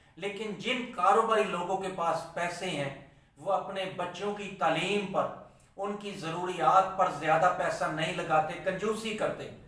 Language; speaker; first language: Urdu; non-native, local second language; Punjabi